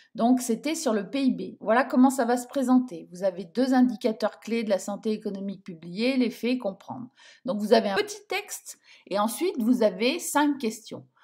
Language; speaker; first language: French; native; French